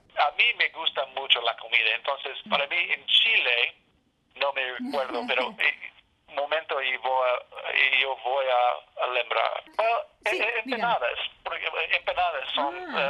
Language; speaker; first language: Spanish; non-native, learner; English